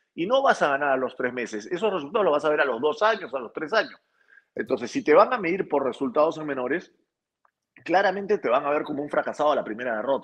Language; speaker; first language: Spanish; native; Spanish